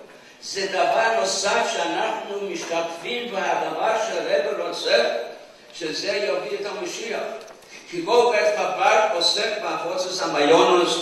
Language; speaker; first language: Hebrew; non-native, fluent; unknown